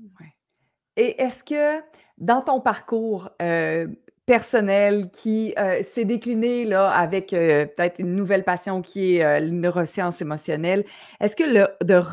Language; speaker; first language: French; native; French